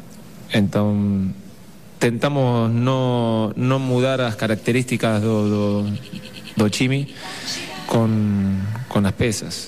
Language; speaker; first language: Portuguese; non-native, fluent; Spanish